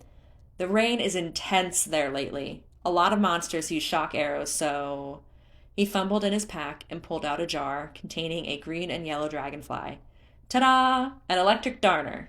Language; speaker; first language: English; native; English